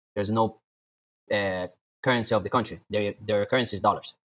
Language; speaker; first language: English; non-native, fluent; Latvian